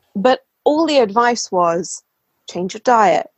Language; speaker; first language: English; native; English